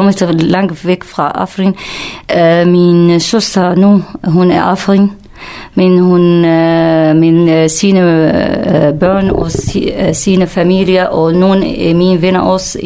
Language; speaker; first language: Danish; non-native, learner; Kurdish